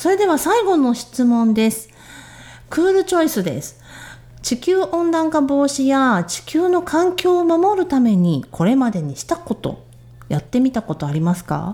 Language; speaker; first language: Japanese; native; Japanese